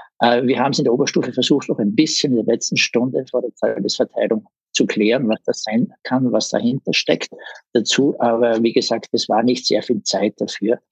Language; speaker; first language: German; native; German